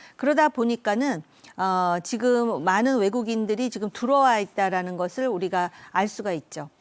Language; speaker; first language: Korean; native; Korean